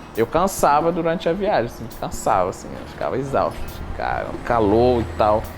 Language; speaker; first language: Portuguese; non-native, local second language; Kabuverdianu